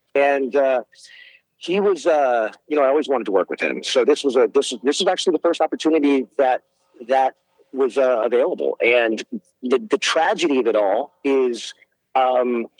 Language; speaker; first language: English; native; English